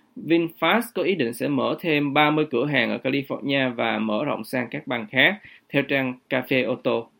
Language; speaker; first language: Vietnamese; native; Vietnamese